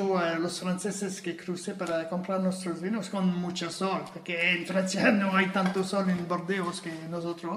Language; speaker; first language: Spanish; non-native, fluent; French